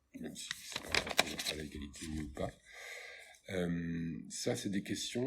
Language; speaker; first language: French; native; French